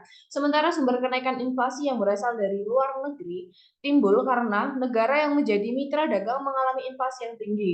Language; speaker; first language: Indonesian; native; Indonesian